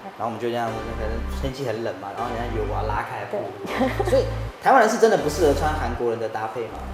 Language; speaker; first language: Chinese; native; Chinese